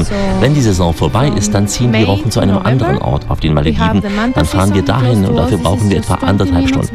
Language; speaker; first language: German; native; German